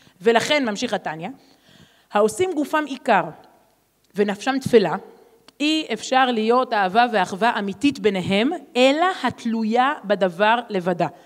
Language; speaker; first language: Hebrew; native; Hebrew